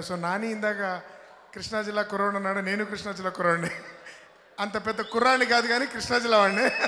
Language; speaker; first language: Telugu; native; Telugu